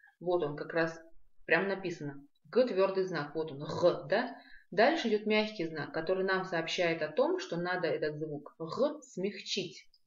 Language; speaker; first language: Russian; non-native, local second language; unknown